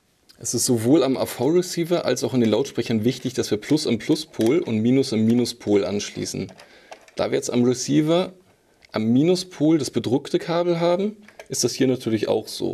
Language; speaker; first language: German; native; German